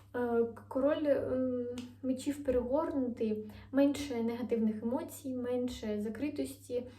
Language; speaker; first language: Ukrainian; non-native, local second language; Russian